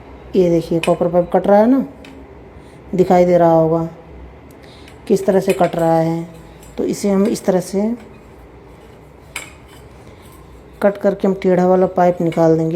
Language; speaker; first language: Hindi; native; Hindi